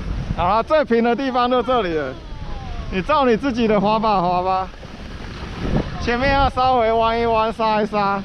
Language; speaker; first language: Chinese; native; Chinese